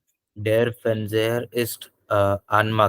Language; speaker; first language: German; non-native, learner; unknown